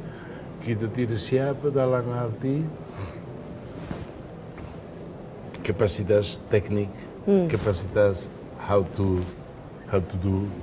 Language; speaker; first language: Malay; non-native, fluent; Tetum